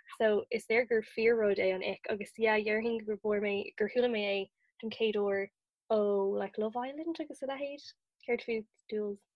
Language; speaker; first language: Irish; non-native, local second language; English